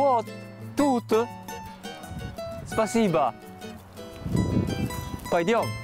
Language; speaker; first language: Russian; non-native, learner; Italian